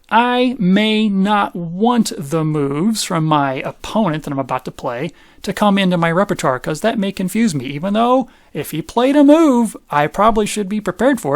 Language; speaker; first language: English; native; English